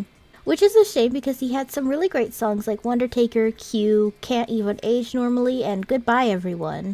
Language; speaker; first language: English; native; English